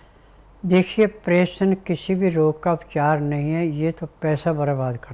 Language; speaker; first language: Hindi; native; Hindi